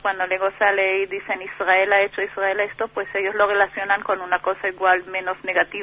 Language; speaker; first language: Spanish; non-native, fluent; Hebrew